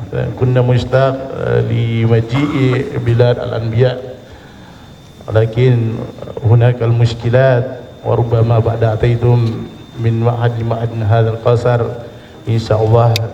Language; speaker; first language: Arabic; non-native, fluent; Indonesian